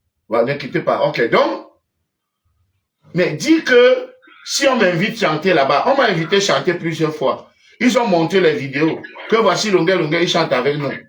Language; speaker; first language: French; native; French